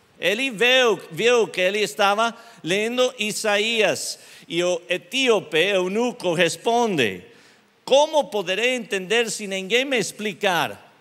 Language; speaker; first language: Portuguese; non-native, learner; English